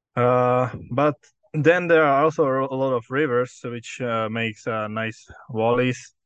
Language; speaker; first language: English; non-native, fluent; Czech